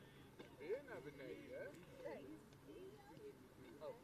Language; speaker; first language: Dutch; native; Dutch